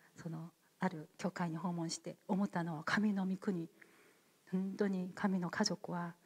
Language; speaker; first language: Japanese; non-native, fluent; Korean